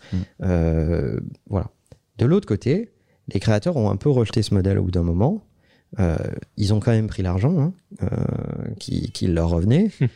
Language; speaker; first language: French; native; French